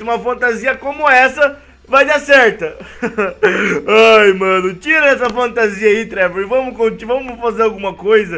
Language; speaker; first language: Portuguese; native; Portuguese